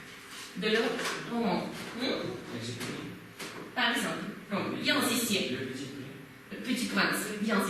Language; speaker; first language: French; non-native, fluent; Russian